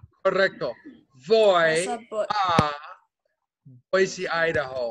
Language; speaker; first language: Spanish; non-native, fluent; English